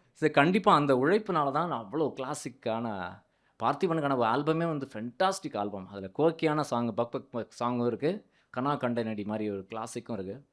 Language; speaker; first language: Tamil; native; Tamil